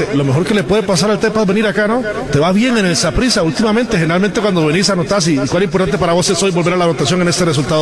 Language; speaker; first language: Spanish; native; Spanish